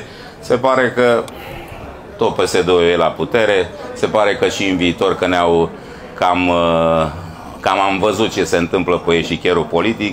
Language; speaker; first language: Romanian; native; Romanian